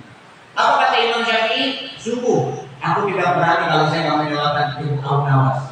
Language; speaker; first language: Indonesian; native; Indonesian